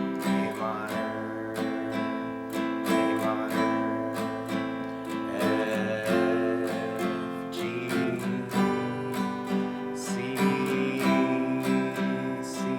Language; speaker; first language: English; native; English